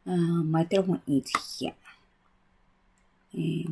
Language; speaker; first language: English; non-native, learner; Japanese